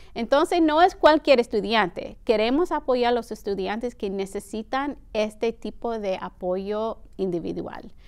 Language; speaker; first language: Spanish; early bilingual, heritage; Spanish